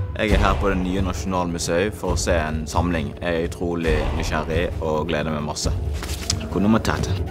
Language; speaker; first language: Norwegian; non-native, fluent; Swahili